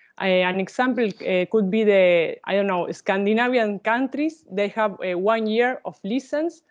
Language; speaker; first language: English; non-native, learner; Spanish